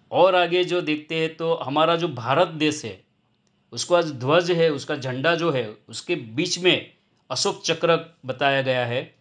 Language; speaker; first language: Hindi; non-native, local second language; Gujarati